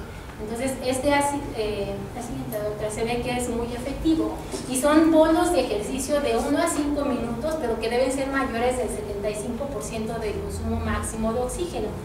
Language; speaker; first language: Spanish; native; Spanish